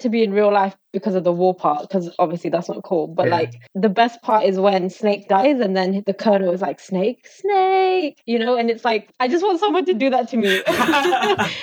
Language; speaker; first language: English; native; English